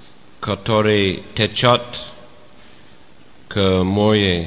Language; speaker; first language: Russian; non-native, fluent; English